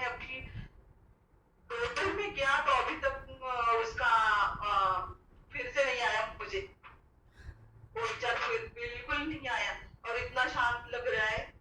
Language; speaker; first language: Hindi; non-native, local second language; Marathi